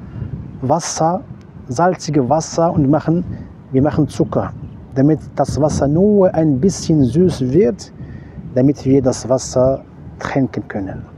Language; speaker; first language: German; non-native, fluent; Arabic